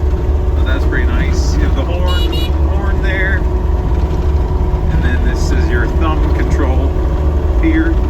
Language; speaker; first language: English; native; English